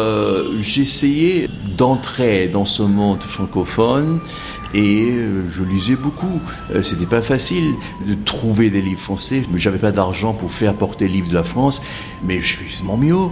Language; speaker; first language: French; non-native, fluent; Bangla